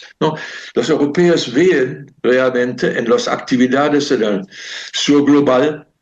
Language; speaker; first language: Spanish; non-native, fluent; German